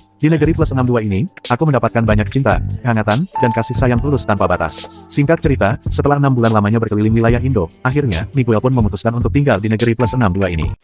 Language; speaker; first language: Indonesian; native; Indonesian